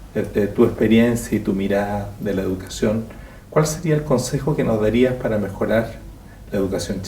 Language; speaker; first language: Spanish; native; Spanish